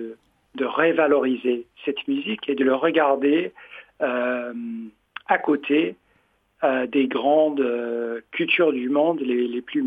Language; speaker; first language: French; non-native, fluent; English